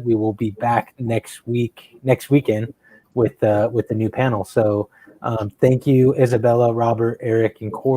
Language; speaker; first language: English; native; English